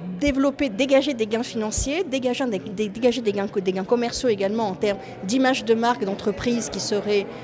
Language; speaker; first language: French; native; French